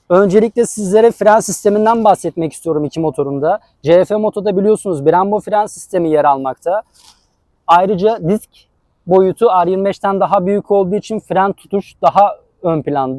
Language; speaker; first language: Turkish; native; Turkish